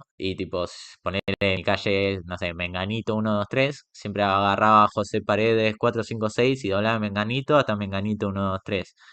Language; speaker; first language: Spanish; native; Spanish